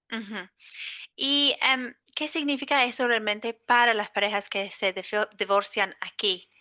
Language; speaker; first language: Spanish; non-native, fluent; English